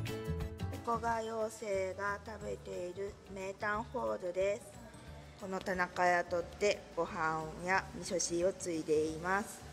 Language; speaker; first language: Japanese; non-native, learner; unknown